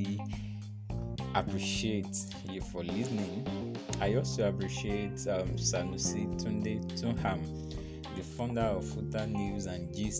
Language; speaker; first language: English; non-native, local second language; Yoruba